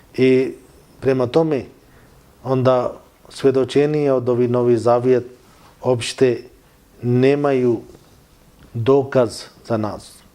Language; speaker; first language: Bosnian; non-native, learner; Urdu